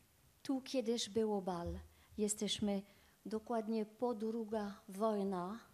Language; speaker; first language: Polish; non-native, learner; French